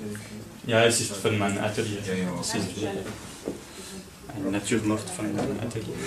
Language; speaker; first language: German; non-native, learner; French